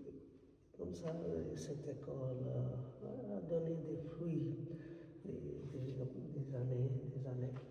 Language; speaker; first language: French; non-native, fluent; Bangla